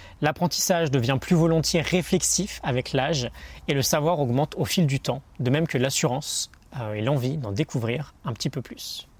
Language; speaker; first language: French; native; French